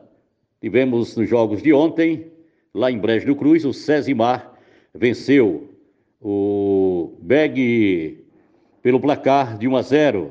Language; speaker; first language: Portuguese; native; Portuguese